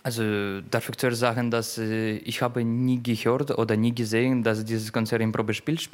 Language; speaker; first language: German; non-native, learner; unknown